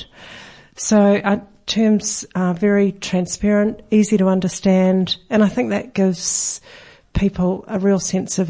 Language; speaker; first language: English; native; English